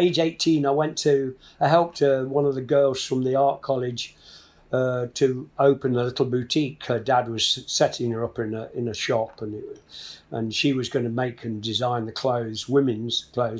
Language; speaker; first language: English; native; English